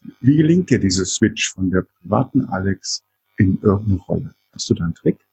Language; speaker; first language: German; native; German